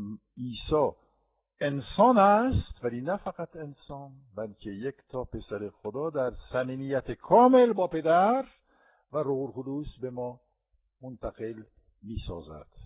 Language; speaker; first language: Persian; non-native, fluent; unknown